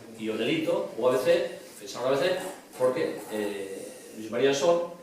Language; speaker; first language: Spanish; non-native, local second language; Galician